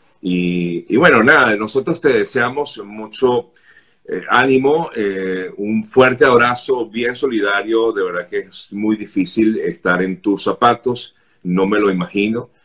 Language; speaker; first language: Spanish; native; Spanish